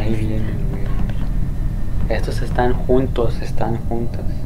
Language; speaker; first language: Spanish; early bilingual, heritage; Spanish